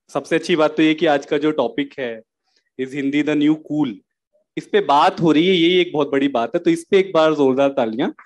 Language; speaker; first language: Hindi; native; Hindi